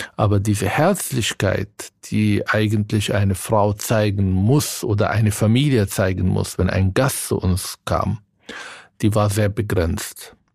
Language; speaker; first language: German; non-native, fluent; Arabic